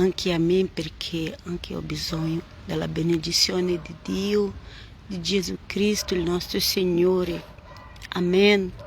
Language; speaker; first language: Italian; non-native, fluent; Portuguese